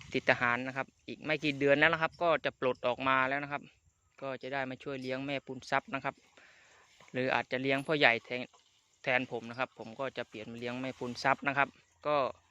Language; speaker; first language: Thai; non-native, local second language; Khmer